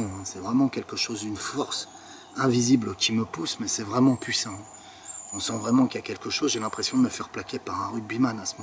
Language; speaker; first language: French; native; French